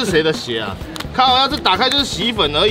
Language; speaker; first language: Chinese; native; Chinese